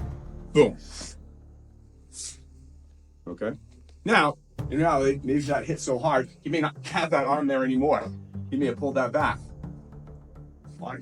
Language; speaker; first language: English; native; English